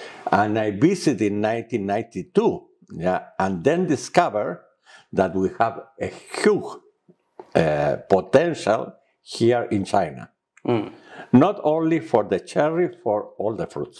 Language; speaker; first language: English; non-native, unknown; Spanish